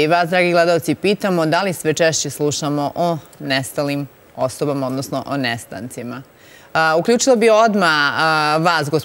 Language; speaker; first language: Serbian; native; Serbian